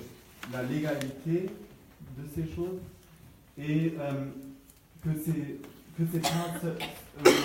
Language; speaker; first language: French; non-native, fluent; German